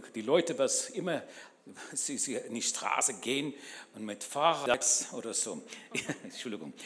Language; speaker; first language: German; non-native, learner; English